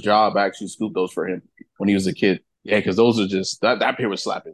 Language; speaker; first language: English; native; English